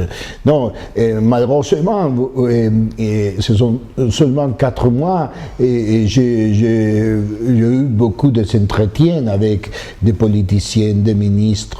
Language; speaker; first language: French; non-native, fluent; Spanish